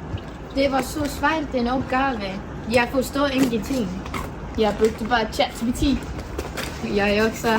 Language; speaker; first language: Danish; non-native, learner; Icelandic